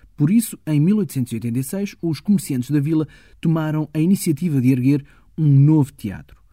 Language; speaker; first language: Portuguese; native; Portuguese